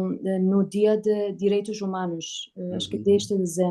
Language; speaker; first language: Portuguese; non-native, learner; Persian